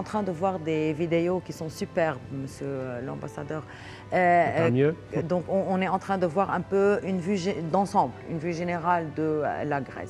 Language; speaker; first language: French; non-native, local second language; Arabic